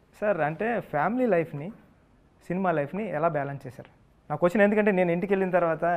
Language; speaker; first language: Telugu; native; Telugu